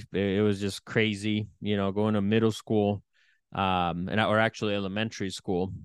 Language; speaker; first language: English; early bilingual, other home language; Spanish